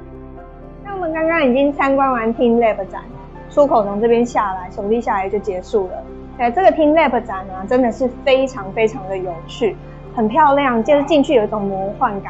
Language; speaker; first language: Chinese; native; Chinese